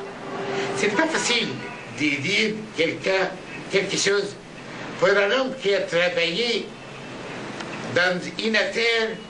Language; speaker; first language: French; non-native, learner; Arabic